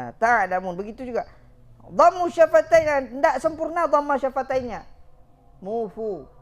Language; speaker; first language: Malay; non-native, local second language; Achinese